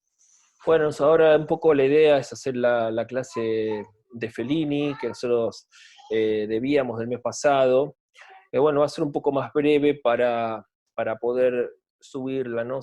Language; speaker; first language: Spanish; native; Spanish